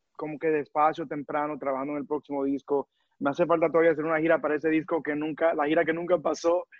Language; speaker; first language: Spanish; early bilingual, heritage; Spanish